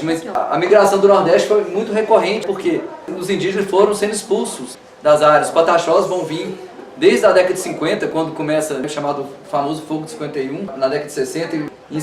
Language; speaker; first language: Portuguese; native; Portuguese